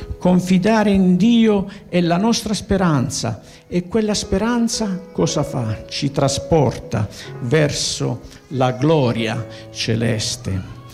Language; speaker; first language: Italian; native; Italian